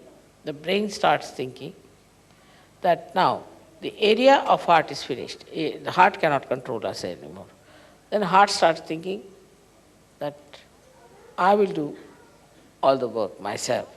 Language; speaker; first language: English; non-native, local second language; Hindi